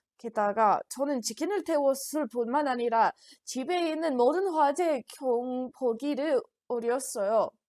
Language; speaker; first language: Korean; non-native, learner; English